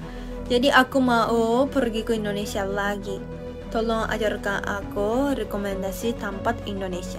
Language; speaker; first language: Indonesian; non-native, learner; Japanese